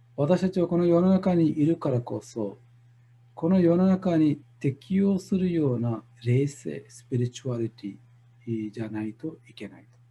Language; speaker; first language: Japanese; non-native, fluent; Malayalam